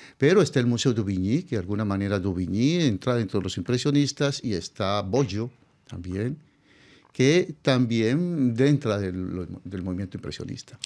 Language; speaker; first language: Spanish; native; Spanish